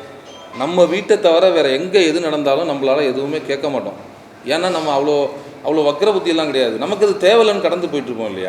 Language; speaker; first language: Tamil; native; Tamil